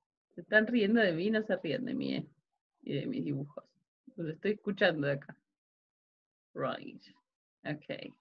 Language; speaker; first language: Spanish; native; Spanish